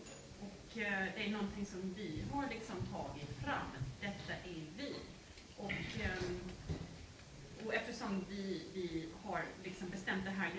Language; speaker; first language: Swedish; non-native, fluent; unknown